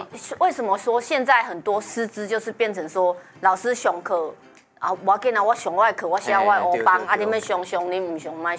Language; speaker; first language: Chinese; non-native, local second language; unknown